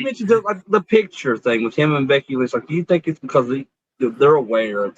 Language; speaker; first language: English; native; English